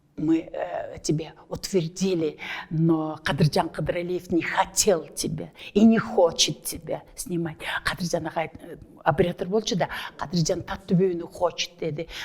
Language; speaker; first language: Russian; non-native, local second language; Kyrgyz